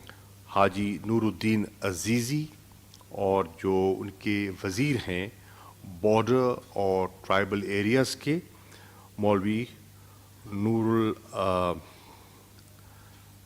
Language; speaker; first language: Urdu; non-native, local second language; Saraiki